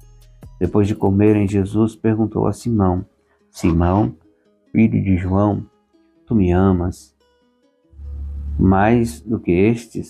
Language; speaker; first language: Portuguese; native; Portuguese